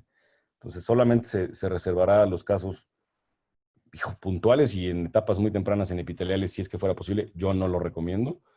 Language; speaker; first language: Spanish; native; Spanish